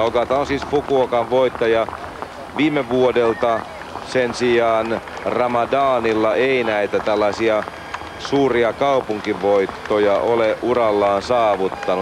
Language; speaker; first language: Finnish; native; Finnish